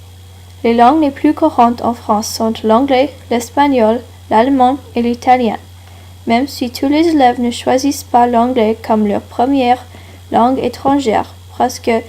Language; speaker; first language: French; non-native, learner; English